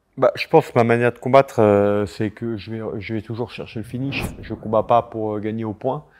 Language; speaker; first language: French; native; French